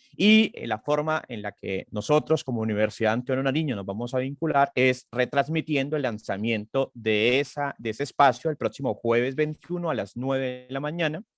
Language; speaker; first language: Spanish; native; Spanish